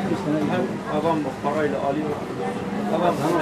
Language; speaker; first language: Turkish; non-native, local second language; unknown